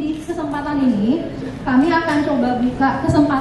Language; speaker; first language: Indonesian; native; Indonesian